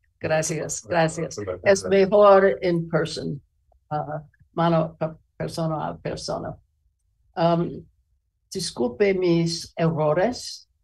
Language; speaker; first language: Spanish; non-native, learner; English